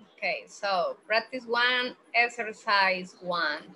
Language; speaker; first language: English; non-native, fluent; Spanish